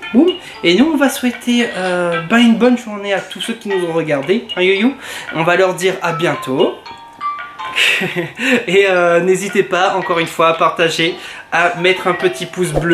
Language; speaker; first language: French; native; French